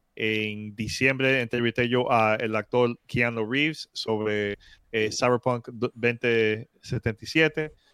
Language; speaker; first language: Spanish; early bilingual, heritage; Spanish